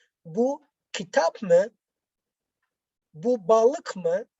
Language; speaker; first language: Turkish; non-native, learner; Arabic